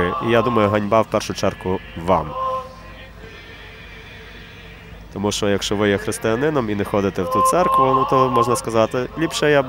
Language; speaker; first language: Ukrainian; native; Ukrainian